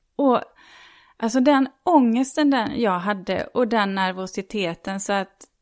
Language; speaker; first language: Swedish; native; Swedish